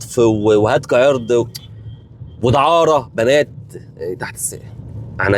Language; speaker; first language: Arabic; native; Arabic